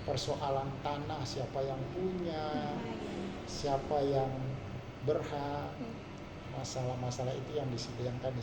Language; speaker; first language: Indonesian; native; Indonesian